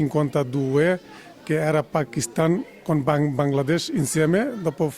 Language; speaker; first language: Italian; non-native, learner; Bangla